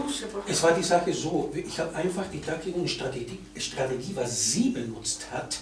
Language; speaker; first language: German; non-native, fluent; Spanish